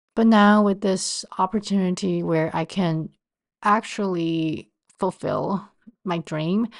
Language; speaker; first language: English; non-native, fluent; Chinese